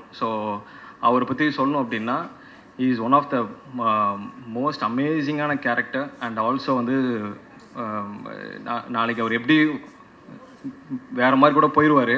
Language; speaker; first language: Tamil; native; Tamil